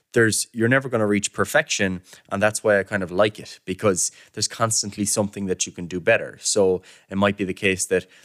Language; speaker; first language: English; native; English